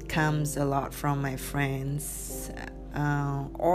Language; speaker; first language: English; non-native, fluent; Vietnamese